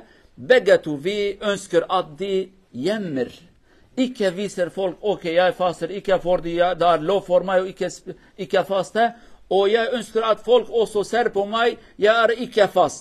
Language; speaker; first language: Norwegian; non-native, learner; Kurdish